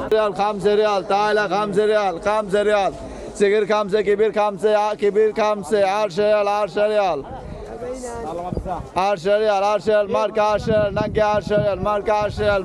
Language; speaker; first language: Arabic; non-native, learner; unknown